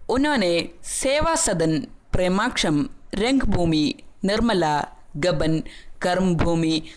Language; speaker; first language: Hindi; non-native, local second language; Malayalam